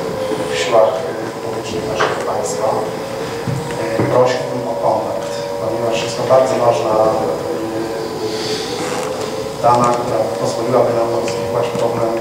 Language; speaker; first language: Polish; native; Polish